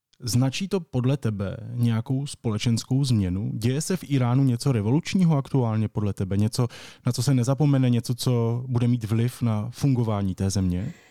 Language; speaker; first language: Czech; native; Czech